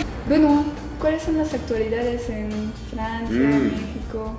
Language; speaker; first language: Spanish; non-native, learner; French